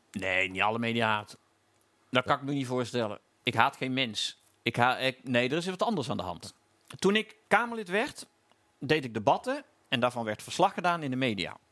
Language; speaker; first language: Dutch; native; Dutch